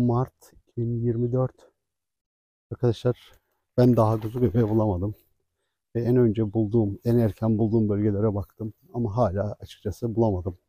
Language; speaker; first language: Turkish; native; Turkish